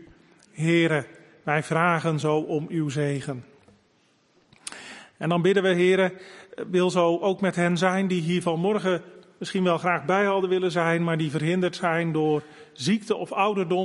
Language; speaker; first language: Dutch; native; Dutch